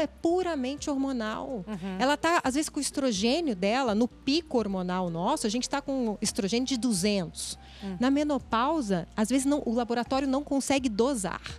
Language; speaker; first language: Portuguese; native; Portuguese